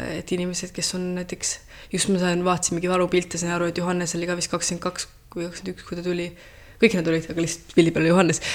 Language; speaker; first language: Estonian; early bilingual, heritage; Estonian